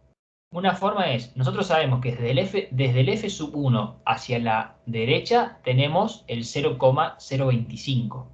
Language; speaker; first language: Spanish; native; Spanish